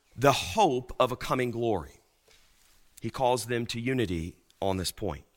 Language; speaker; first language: English; native; English